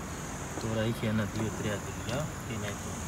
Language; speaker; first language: Greek; non-native, learner; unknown